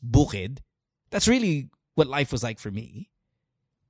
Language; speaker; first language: English; non-native, local second language; Filipino